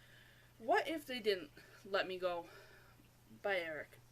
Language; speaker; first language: English; native; English